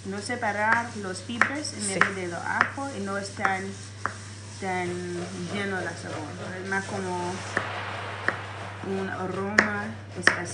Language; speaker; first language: Spanish; non-native, learner; English